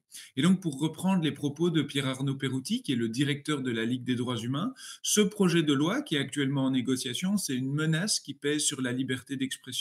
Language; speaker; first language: French; native; French